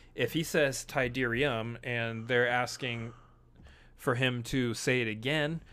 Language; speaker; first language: English; native; English